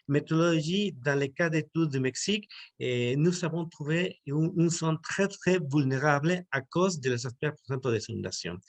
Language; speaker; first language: French; non-native, learner; Spanish